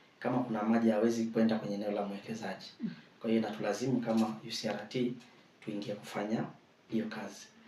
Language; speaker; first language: Swahili; non-native, local second language; Masai